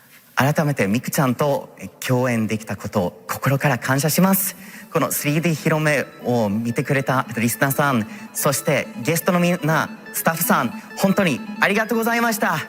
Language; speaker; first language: Japanese; non-native, fluent; English